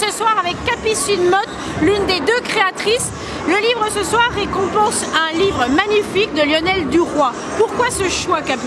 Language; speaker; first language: French; native; French